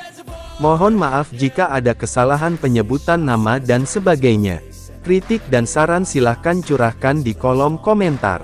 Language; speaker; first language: Indonesian; native; Indonesian